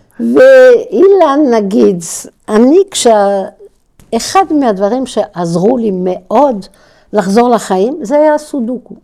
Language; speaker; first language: Hebrew; non-native, fluent; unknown